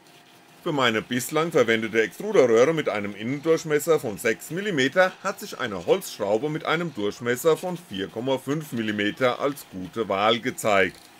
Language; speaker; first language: German; native; German